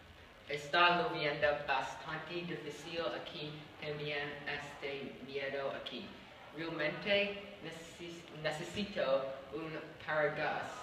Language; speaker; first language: Spanish; non-native, learner; English